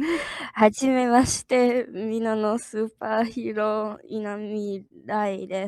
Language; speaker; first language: Japanese; non-native, learner; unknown